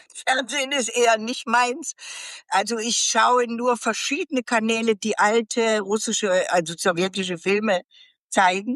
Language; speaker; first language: German; native; German